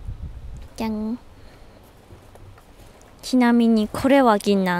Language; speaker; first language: Japanese; non-native, fluent; Chinese